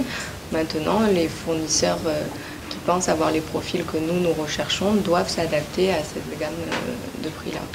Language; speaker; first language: French; native; French